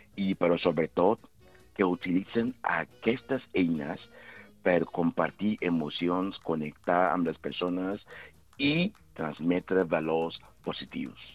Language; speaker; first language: Catalan; non-native, fluent; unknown